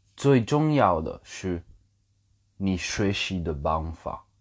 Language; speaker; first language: Chinese; non-native, learner; English